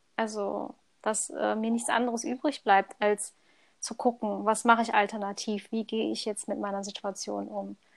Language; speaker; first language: German; early bilingual, other home language; Thai